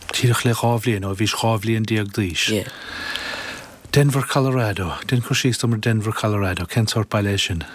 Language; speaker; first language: Irish; native; Irish